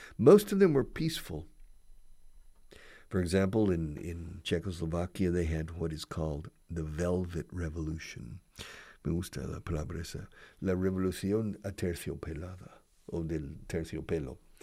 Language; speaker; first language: English; native; English